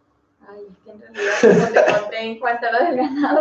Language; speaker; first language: Spanish; native; Spanish